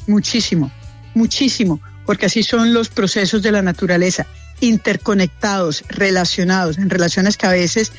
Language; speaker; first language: Spanish; native; Spanish